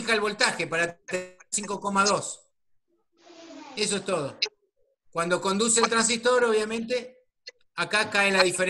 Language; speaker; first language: Spanish; native; Spanish